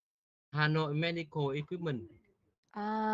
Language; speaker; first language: English; non-native, learner; Vietnamese